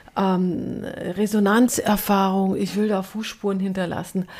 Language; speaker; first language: German; native; German